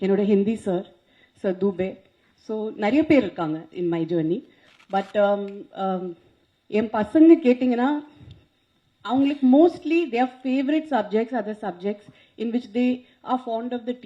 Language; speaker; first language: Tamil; non-native, local second language; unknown